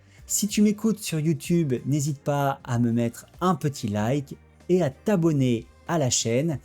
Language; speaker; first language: French; native; French